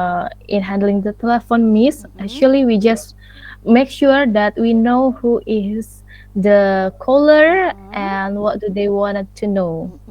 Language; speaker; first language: English; non-native, learner; Indonesian